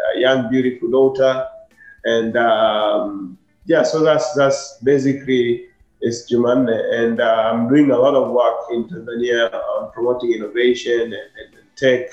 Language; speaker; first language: English; non-native, local second language; Swahili